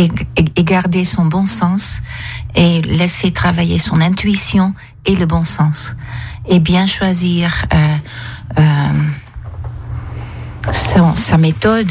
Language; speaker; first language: French; non-native, fluent; Dutch